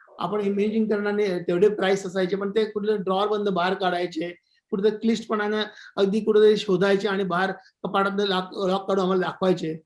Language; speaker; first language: Marathi; non-native, local second language; Gujarati